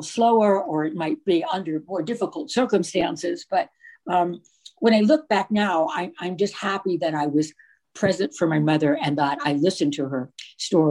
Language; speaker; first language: English; native; English